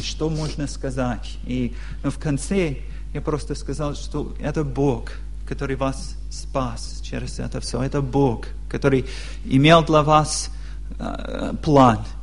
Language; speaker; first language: Russian; non-native, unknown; English